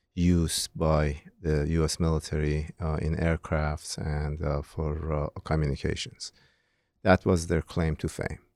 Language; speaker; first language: English; non-native, fluent; Persian